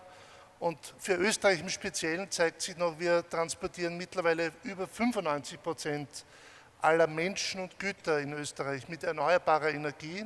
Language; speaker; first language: German; native; German